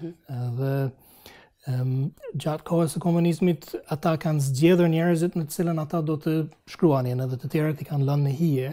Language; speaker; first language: Albanian; non-native, fluent; English